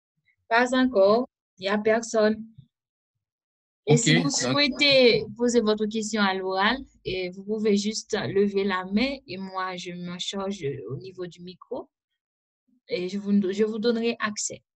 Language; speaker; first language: French; non-native, local second language; Haitian Creole